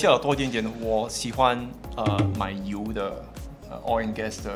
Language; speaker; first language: Chinese; non-native, local second language; English